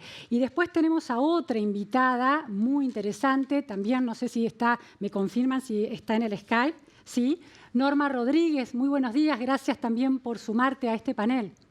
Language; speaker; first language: Spanish; native; Spanish